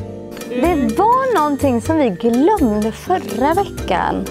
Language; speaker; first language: Swedish; native; Swedish